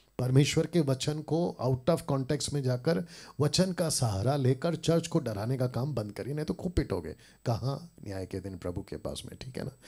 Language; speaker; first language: Hindi; native; Hindi